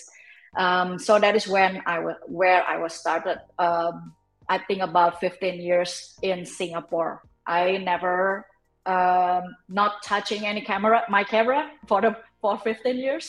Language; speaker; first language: English; non-native, fluent; Indonesian